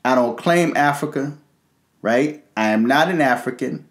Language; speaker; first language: English; native; English